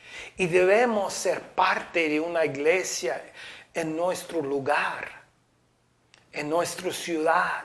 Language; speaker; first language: Spanish; non-native, fluent; English